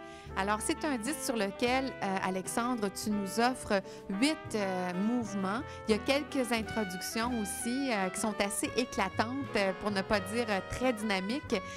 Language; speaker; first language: French; native; French